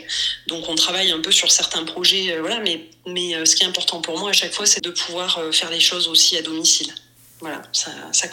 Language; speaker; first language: French; native; French